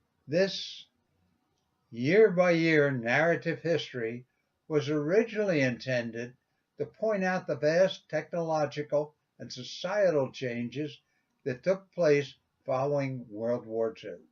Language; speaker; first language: English; native; English